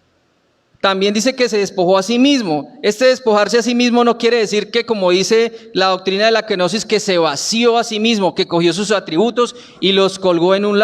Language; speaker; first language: Spanish; native; Spanish